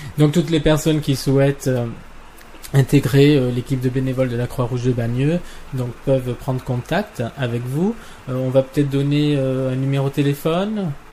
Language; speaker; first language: French; native; French